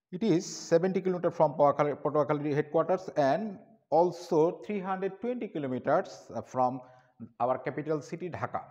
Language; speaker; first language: English; non-native, local second language; Bangla